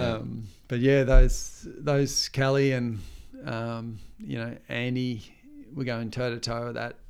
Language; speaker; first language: English; native; English